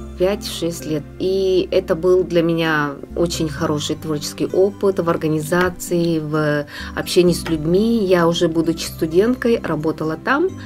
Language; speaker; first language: Russian; non-native, local second language; Yakut